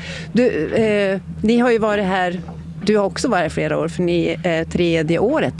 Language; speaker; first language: Swedish; native; Swedish